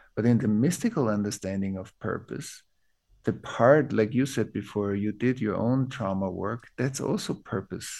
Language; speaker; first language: English; non-native, fluent; German